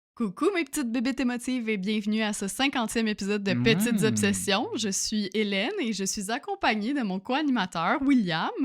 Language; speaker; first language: French; native; French